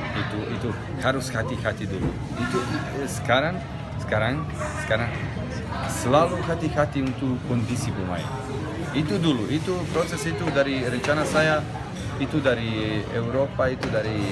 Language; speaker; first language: Indonesian; non-native, learner; Serbian